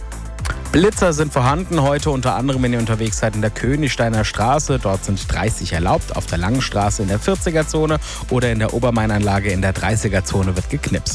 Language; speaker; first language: German; native; German